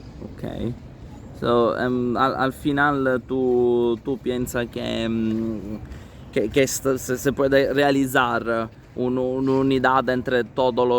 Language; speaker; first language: Spanish; non-native, learner; Italian